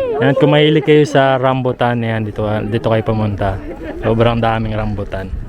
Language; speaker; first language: Filipino; native; Filipino